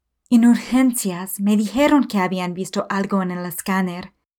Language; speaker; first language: Spanish; non-native, fluent; English